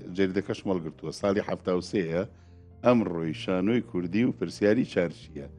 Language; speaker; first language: Central Kurdish; native; Central Kurdish